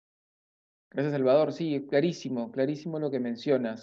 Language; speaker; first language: Spanish; native; Spanish